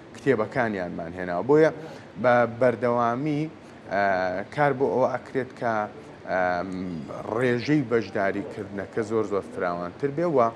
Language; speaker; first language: Central Kurdish; native; Central Kurdish